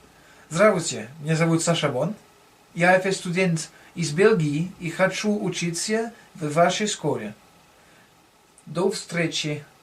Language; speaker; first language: Russian; non-native, learner; French